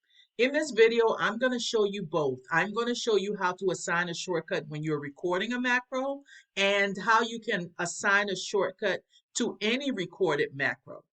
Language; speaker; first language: English; native; English